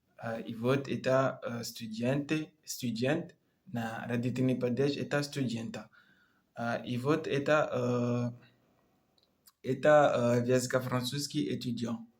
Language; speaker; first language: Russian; non-native, learner; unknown